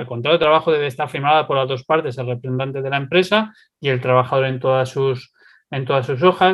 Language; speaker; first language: Spanish; native; Spanish